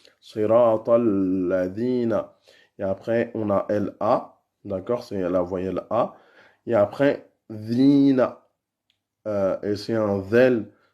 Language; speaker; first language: French; native; French